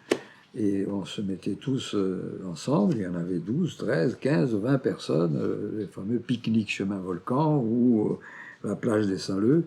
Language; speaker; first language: French; non-native, fluent; Portuguese